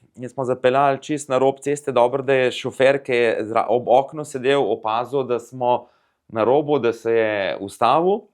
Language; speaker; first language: Slovenian; native; Slovenian